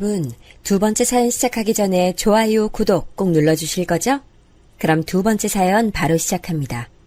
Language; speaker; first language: Korean; native; Korean